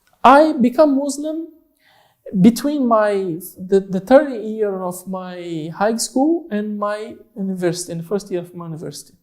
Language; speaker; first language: English; non-native, learner; Portuguese